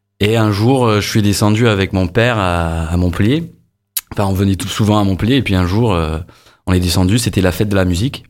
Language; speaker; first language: French; non-native, fluent; English